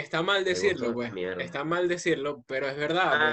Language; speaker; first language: Spanish; native; Spanish